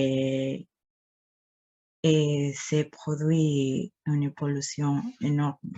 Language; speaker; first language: French; non-native, fluent; Spanish